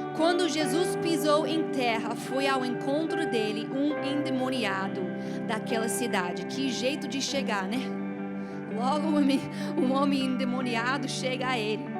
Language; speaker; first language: Portuguese; non-native, fluent; English